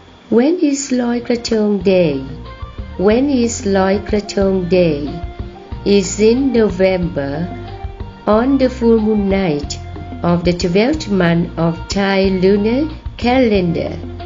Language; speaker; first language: English; non-native, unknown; Thai